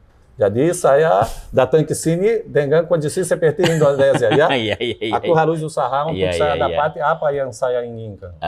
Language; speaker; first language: Indonesian; non-native, fluent; Portuguese